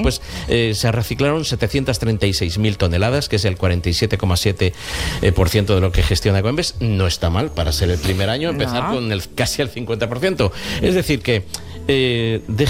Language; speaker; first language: Spanish; native; Spanish